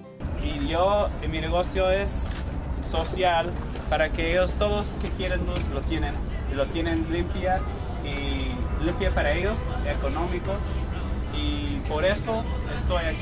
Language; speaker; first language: Spanish; non-native, learner; English